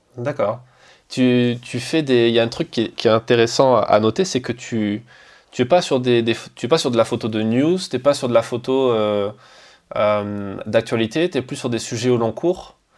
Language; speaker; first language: French; native; French